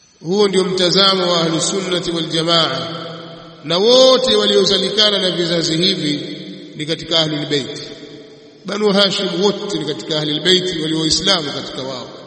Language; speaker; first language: Swahili; native; Swahili